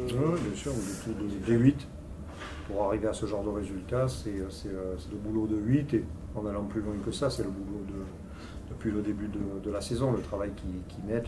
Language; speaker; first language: French; native; French